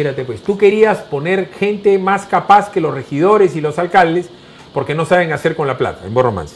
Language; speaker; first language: Spanish; native; Spanish